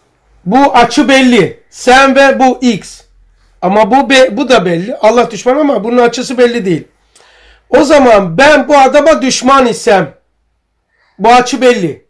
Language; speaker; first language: Turkish; native; Turkish